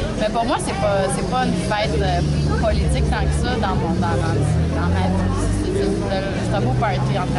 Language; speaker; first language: French; native; French